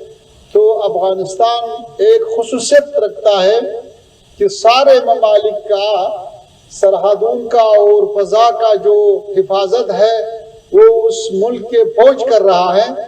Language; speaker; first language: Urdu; non-native, fluent; Pashto